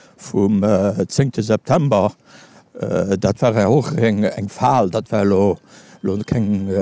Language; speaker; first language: Luxembourgish; native; Luxembourgish